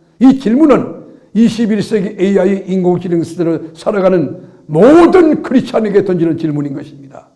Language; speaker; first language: Korean; native; Korean